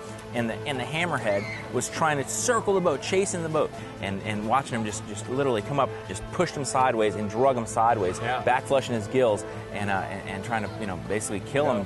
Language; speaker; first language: English; native; English